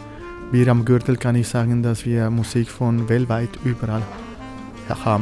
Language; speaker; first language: German; non-native, fluent; Spanish